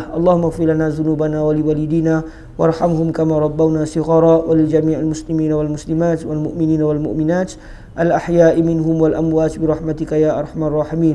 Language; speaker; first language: Arabic; non-native, fluent; Malay